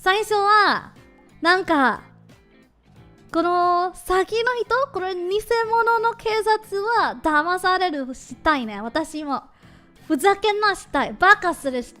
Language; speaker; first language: Japanese; non-native, learner; English